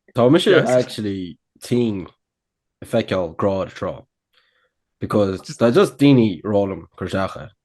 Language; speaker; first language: Irish; native; Irish